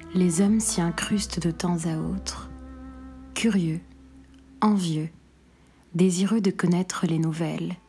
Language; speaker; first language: French; non-native, local second language; Arabic